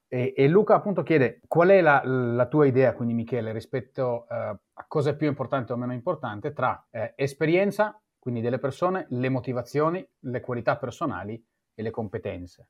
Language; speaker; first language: Italian; non-native, fluent; Hebrew